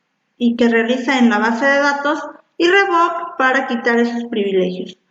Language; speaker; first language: Spanish; native; Spanish